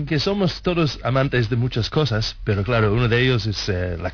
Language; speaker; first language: Spanish; non-native, fluent; English